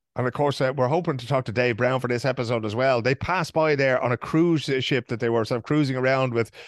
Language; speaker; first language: English; native; English